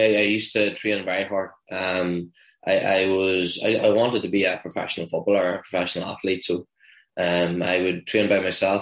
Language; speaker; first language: English; native; English